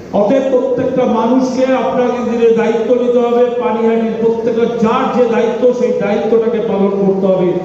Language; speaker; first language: Bangla; native; Bangla